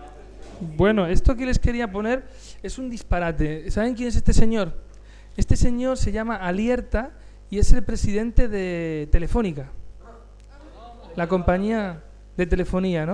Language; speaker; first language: Spanish; native; Spanish